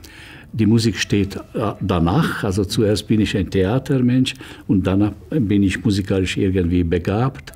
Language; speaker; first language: German; non-native, fluent; Hungarian